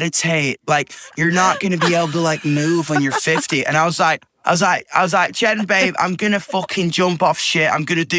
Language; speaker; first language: English; native; English